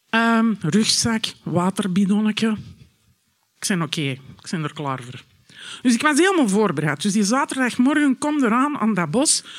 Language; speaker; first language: Dutch; native; Dutch